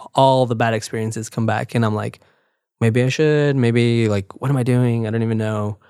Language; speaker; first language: English; early bilingual, other home language; Spanish